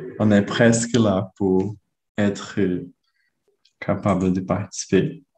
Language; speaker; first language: French; non-native, learner; Portuguese